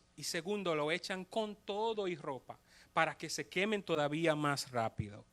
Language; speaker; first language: Spanish; native; Spanish